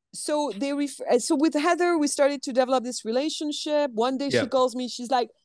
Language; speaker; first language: English; non-native, fluent; French